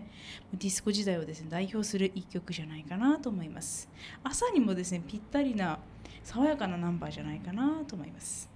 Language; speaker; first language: Japanese; native; Japanese